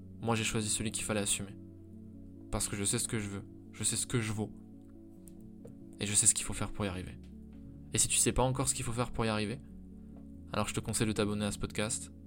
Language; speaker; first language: French; native; French